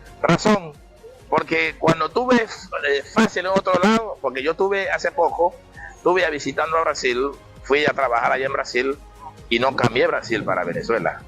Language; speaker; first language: Spanish; non-native, fluent; Haitian Creole